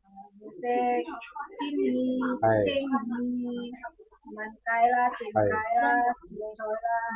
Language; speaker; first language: Cantonese; non-native, learner; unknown